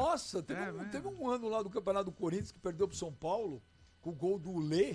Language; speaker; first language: Portuguese; native; Portuguese